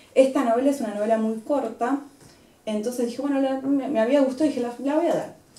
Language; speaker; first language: Spanish; native; Spanish